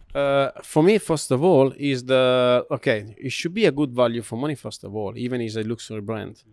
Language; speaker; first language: English; non-native, learner; Italian